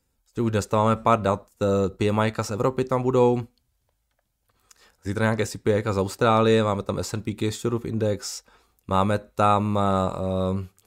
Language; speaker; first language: Czech; native; Czech